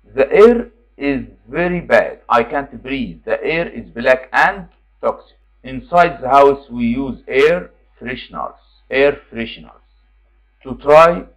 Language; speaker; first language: English; non-native, fluent; Arabic